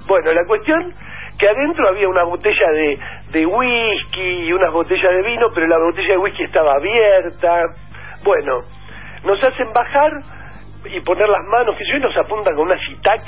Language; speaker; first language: Spanish; native; Spanish